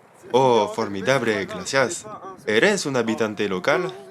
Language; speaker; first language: Spanish; non-native, learner; French